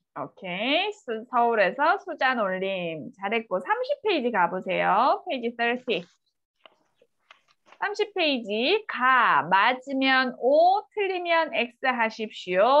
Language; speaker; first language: Korean; native; Korean